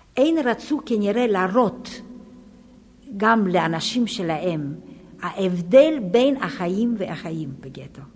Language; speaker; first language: Hebrew; non-native, fluent; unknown